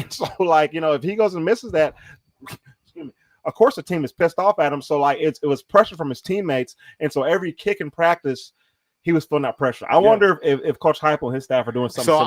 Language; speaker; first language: English; native; English